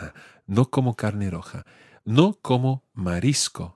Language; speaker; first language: Spanish; non-native, fluent; English